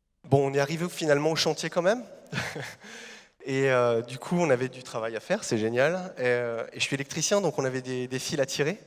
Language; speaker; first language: French; native; French